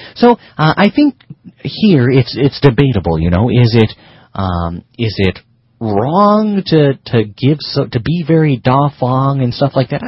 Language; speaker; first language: English; native; English